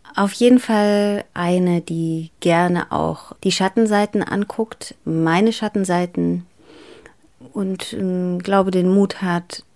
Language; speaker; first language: German; early bilingual, other home language; Greek